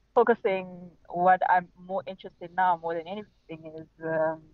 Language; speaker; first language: English; non-native, local second language; Xhosa